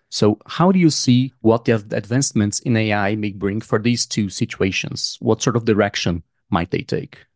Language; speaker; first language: English; non-native, fluent; Portuguese